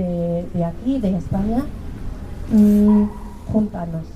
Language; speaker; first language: Spanish; non-native, learner; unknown